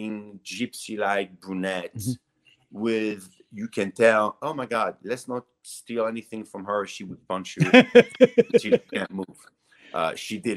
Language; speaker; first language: English; non-native, fluent; French